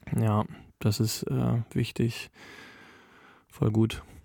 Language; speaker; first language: German; native; German